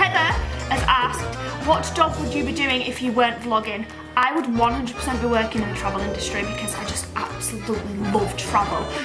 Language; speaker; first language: English; native; English